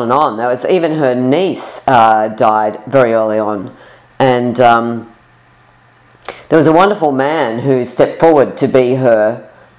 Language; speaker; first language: English; native; English